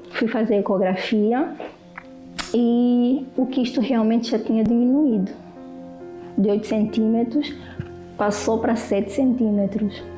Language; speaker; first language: Portuguese; native; Portuguese